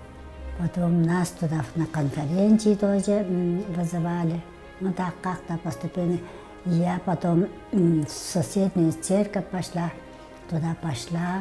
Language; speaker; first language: Russian; non-native, local second language; Tuvinian